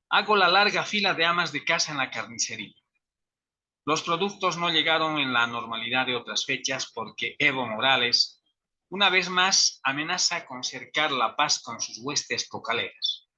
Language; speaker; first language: Spanish; native; Spanish